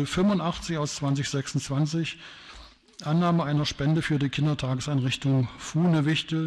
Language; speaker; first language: German; native; German